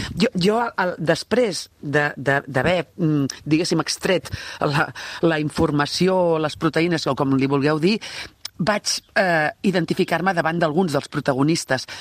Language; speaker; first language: Catalan; native; Catalan